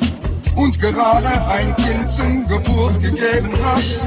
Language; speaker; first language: German; non-native, learner; Dutch